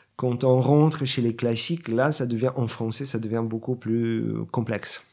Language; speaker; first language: French; non-native, fluent; Bulgarian